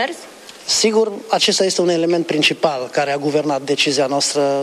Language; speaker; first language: Romanian; non-native, local second language; Hungarian